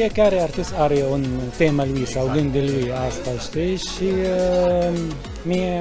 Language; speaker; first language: Romanian; non-native, fluent; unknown